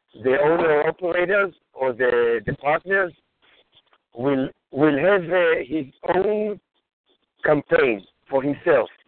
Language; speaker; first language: English; non-native, fluent; Hebrew